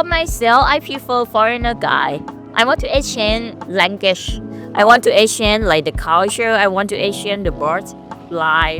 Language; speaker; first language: English; non-native, learner; Thai